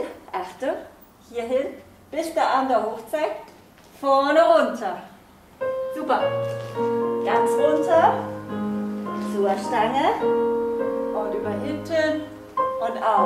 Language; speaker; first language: German; native; German